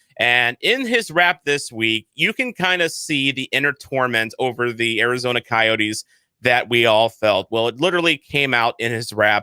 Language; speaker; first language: English; native; English